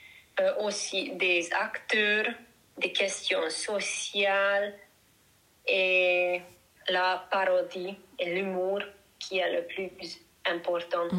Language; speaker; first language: French; non-native, learner; Hungarian